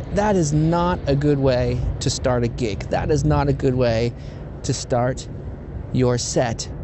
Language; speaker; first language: English; native; English